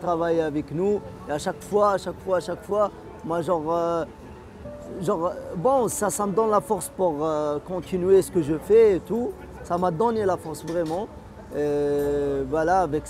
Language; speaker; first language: French; non-native, local second language; Arabic